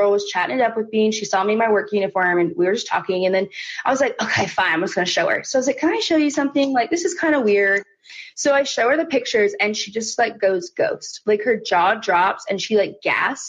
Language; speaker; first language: English; native; English